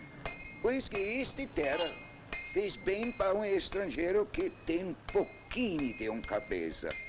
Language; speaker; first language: Portuguese; non-native, learner; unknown